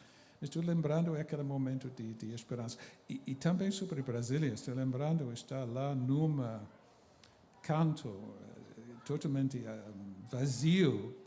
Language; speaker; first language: Portuguese; non-native, fluent; English